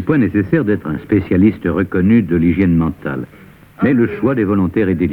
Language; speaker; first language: French; native; French